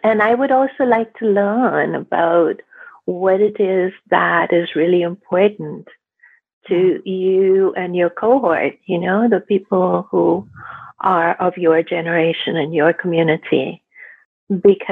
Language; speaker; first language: English; non-native, local second language; Gujarati